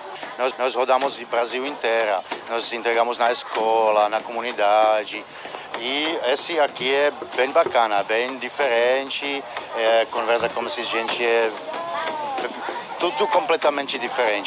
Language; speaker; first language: Portuguese; non-native, fluent; Czech